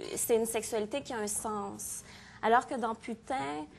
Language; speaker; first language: French; native; French